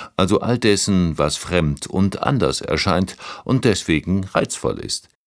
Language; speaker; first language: German; native; German